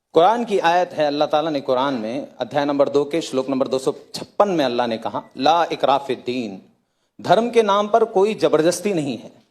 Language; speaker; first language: Hindi; native; Hindi